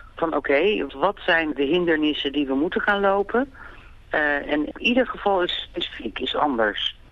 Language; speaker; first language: Dutch; native; Dutch